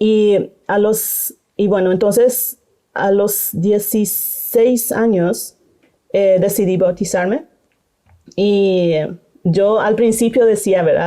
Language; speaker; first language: Spanish; non-native, local second language; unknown